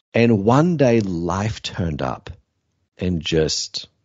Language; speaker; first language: English; native; English